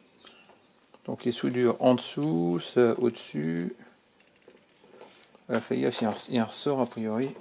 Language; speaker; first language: French; native; French